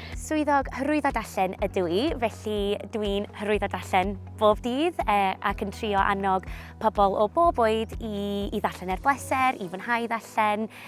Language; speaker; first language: Welsh; non-native, local second language; English